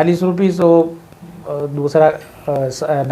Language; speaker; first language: Hindi; non-native, local second language; Malayalam